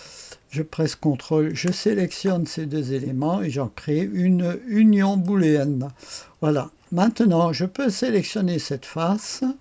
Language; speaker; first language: French; native; French